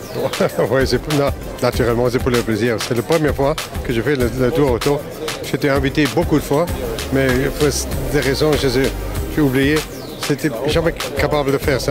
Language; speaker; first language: French; non-native, fluent; German